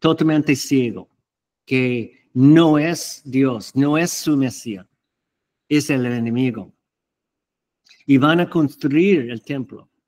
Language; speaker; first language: Spanish; non-native, fluent; English